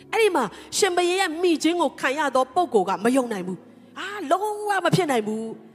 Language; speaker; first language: Burmese; non-native, local second language; Tedim Chin